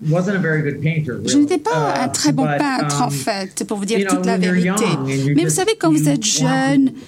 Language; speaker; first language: French; non-native, learner; English